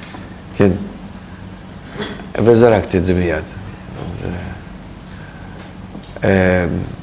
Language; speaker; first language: Hebrew; non-native, fluent; Russian